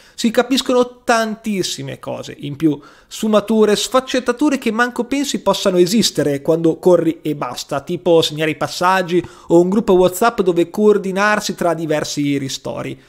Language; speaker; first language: Italian; native; Italian